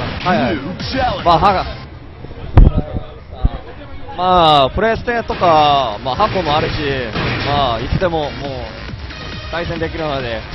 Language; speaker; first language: Japanese; non-native, fluent; Korean